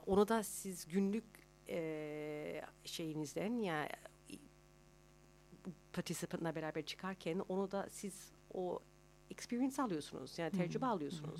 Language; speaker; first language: Turkish; early bilingual, heritage; Turkish